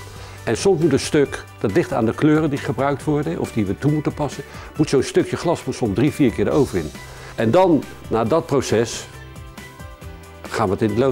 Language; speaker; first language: Dutch; native; Dutch